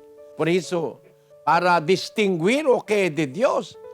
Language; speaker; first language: Portuguese; non-native, fluent; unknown